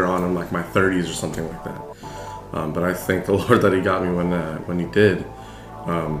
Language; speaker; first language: English; native; English